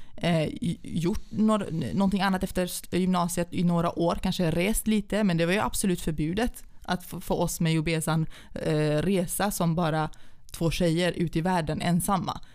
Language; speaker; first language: Swedish; early bilingual, other home language; Central Kurdish